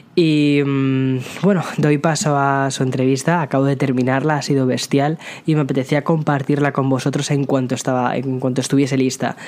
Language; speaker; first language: Spanish; native; Spanish